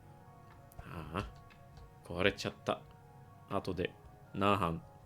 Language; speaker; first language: Japanese; non-native, learner; English